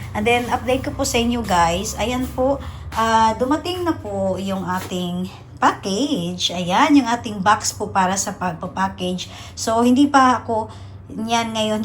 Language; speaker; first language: Filipino; non-native, local second language; Hiligaynon